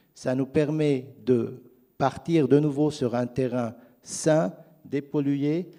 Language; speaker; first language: French; non-native, fluent; Arabic